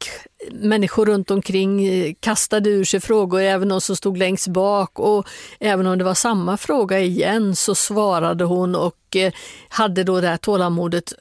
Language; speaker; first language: Swedish; native; Swedish